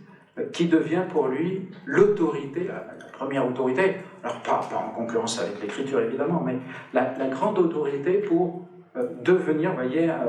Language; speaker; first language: French; native; French